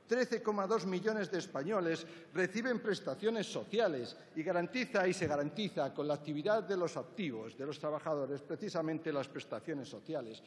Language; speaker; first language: Spanish; native; Spanish